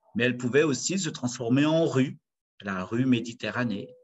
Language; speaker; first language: French; native; French